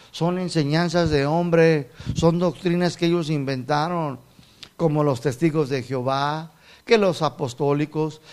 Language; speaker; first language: Spanish; non-native, fluent; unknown